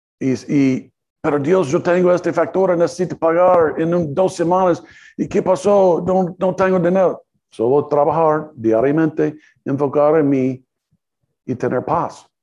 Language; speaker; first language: Spanish; non-native, learner; English